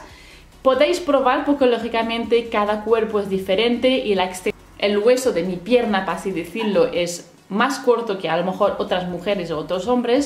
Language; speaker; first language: Spanish; native; Spanish